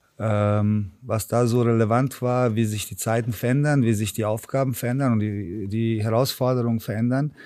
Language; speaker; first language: German; early bilingual, other home language; Serbian